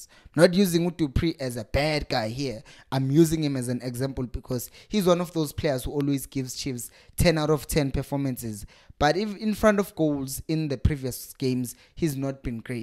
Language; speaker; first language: English; non-native, local second language; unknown